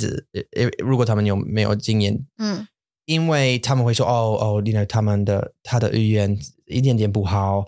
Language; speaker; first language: Chinese; non-native, learner; English